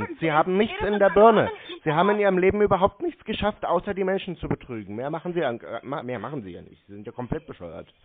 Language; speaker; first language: German; native; German